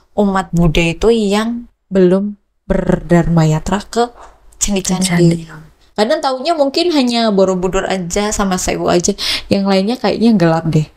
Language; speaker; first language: Indonesian; native; Indonesian